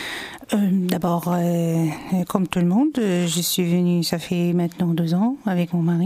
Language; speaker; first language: French; non-native, local second language; Arabic